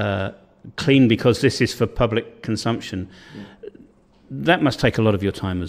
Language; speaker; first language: English; native; English